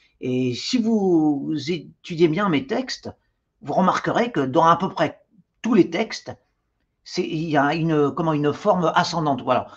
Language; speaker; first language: French; native; French